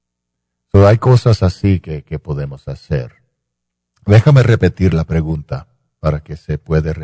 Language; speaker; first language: Spanish; non-native, fluent; English